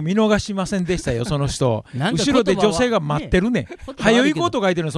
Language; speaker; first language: Japanese; native; Japanese